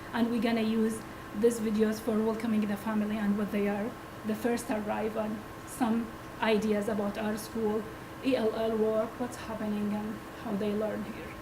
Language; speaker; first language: English; non-native, learner; Arabic